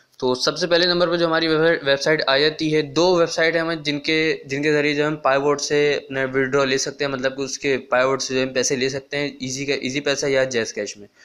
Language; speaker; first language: Urdu; non-native, local second language; Punjabi